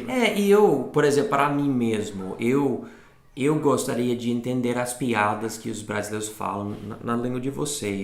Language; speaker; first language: Portuguese; non-native, fluent; English